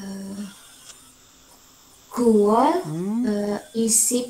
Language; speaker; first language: Korean; non-native, learner; Indonesian